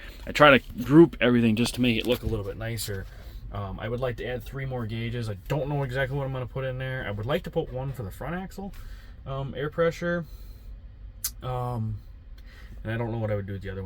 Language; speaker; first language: English; native; English